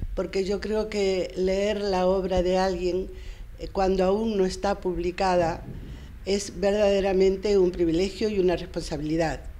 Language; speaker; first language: Spanish; native; Spanish